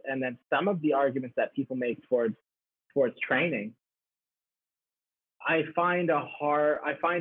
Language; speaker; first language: English; native; English